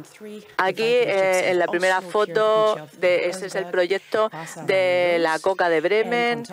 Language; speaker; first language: Spanish; non-native, fluent; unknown